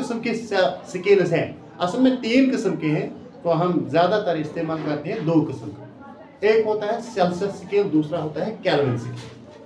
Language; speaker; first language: Hindi; non-native, local second language; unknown